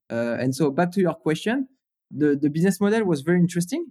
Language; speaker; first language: English; non-native, fluent; French